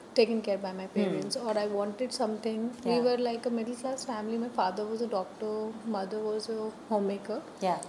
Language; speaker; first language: English; non-native, local second language; Hindi